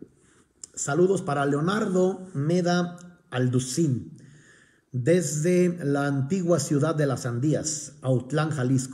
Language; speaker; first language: Spanish; native; Spanish